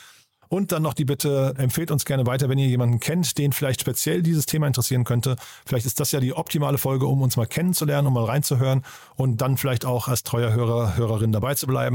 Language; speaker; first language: German; native; German